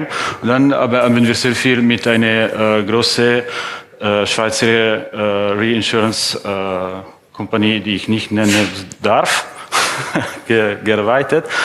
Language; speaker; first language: German; non-native, fluent; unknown